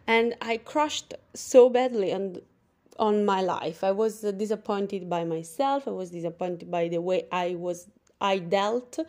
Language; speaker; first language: English; non-native, fluent; Italian